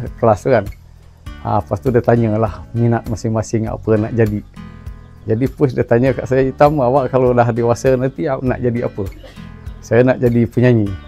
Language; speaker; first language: Malay; non-native, local second language; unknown